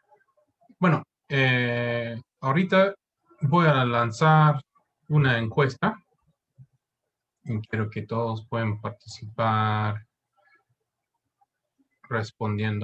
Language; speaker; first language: Spanish; non-native, fluent; English